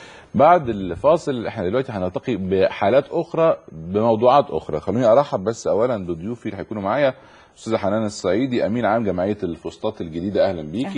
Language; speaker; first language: Arabic; native; Arabic